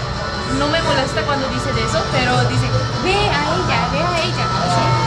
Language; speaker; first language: Spanish; non-native, learner; Korean